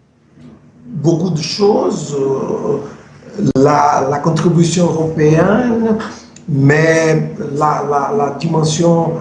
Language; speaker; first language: French; non-native, fluent; Portuguese